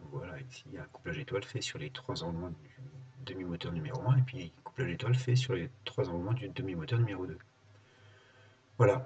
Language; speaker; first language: French; native; French